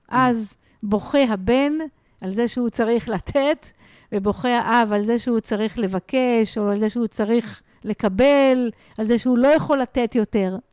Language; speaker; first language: Hebrew; native; Hebrew